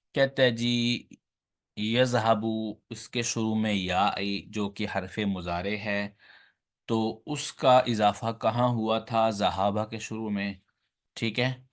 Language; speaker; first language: Urdu; native; Urdu